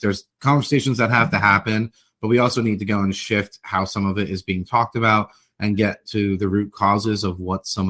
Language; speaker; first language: English; native; English